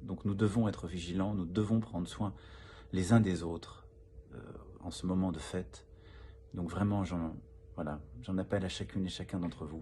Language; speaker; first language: French; native; French